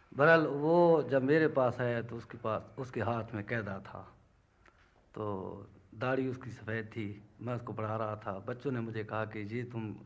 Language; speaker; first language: Urdu; non-native, local second language; Punjabi